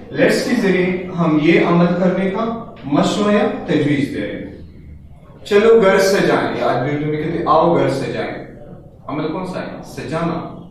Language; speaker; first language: Urdu; non-native, local second language; Pashto